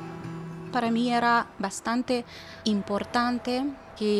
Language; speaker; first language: Spanish; non-native, fluent; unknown